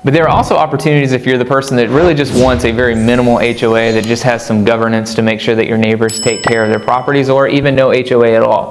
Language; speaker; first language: English; native; English